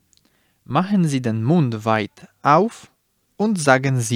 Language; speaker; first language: German; non-native, learner; Polish